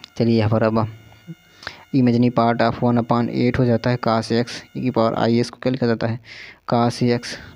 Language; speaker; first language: Hindi; native; Hindi